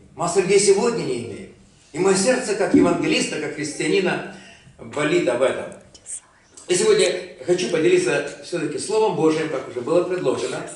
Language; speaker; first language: Russian; native; Russian